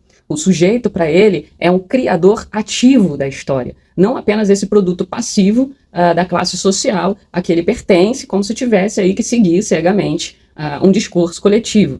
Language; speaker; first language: Portuguese; native; Portuguese